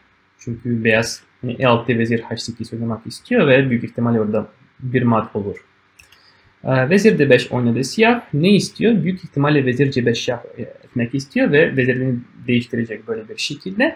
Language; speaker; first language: Turkish; non-native, fluent; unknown